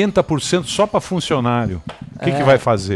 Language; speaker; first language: Portuguese; native; Portuguese